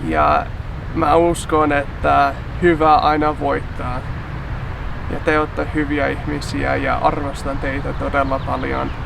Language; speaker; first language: Finnish; non-native, learner; English